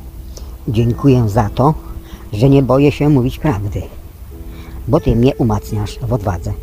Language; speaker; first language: Polish; native; Polish